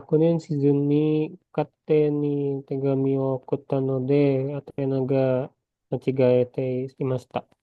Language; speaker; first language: Japanese; non-native, learner; Indonesian